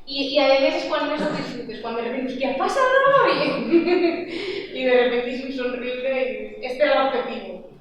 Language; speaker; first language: Spanish; non-native, local second language; Catalan